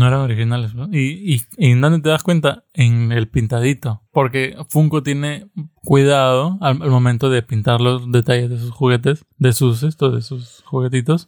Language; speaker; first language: Spanish; native; Spanish